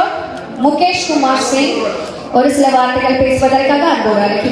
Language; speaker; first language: Tamil; native; Tamil